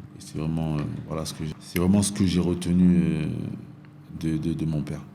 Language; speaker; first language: French; native; French